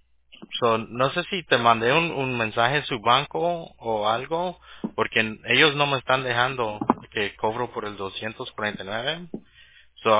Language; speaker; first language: Spanish; early bilingual, heritage; Spanish